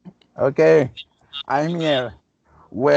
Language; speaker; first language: English; non-native, learner; Spanish